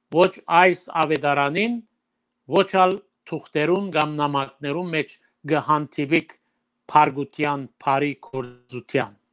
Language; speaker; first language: Armenian; early bilingual, heritage; Armenian